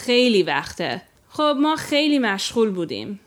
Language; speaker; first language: Persian; early bilingual, heritage; Persian